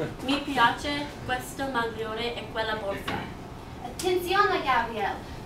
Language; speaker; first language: Italian; non-native, learner; English